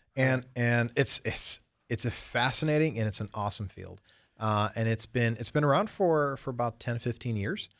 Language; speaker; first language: English; early bilingual, other home language; Swedish